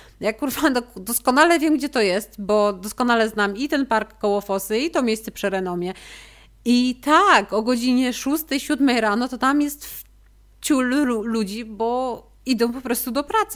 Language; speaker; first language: Polish; native; Polish